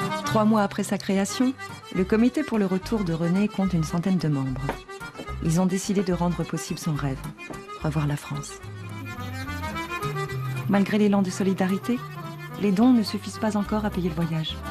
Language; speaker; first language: French; native; French